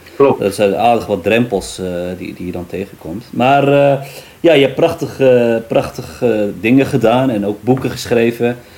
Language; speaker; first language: Dutch; early bilingual, other home language; Riffian